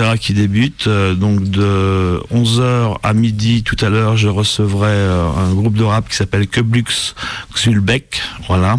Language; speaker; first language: French; native; French